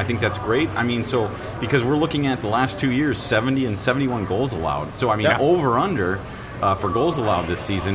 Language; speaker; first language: English; native; English